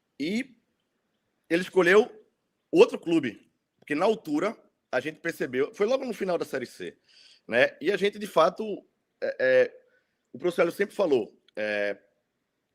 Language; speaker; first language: Portuguese; native; Portuguese